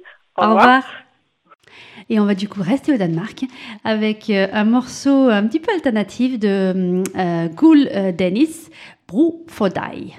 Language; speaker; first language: French; native; French